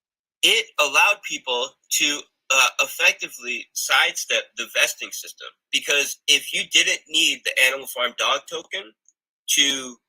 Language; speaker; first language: English; native; English